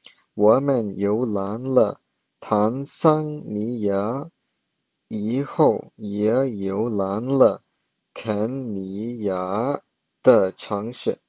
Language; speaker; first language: Chinese; early bilingual, heritage; Chinese